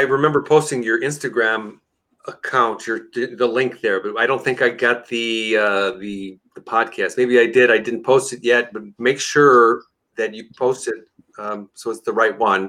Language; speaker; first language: English; native; English